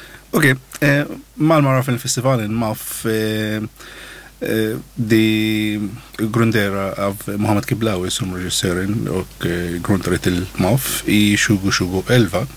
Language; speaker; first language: Swedish; non-native, learner; Arabic